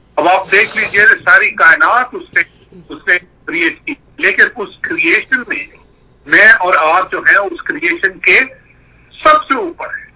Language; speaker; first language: Urdu; non-native, local second language; Punjabi